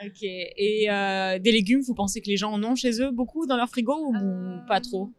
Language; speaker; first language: French; native; French